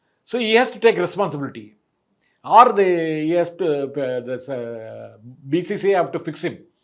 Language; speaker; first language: English; non-native, local second language; Tamil